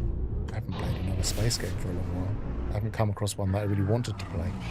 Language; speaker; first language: English; native; English